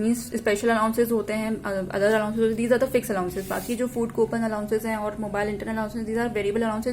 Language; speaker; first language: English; non-native, local second language; Hindi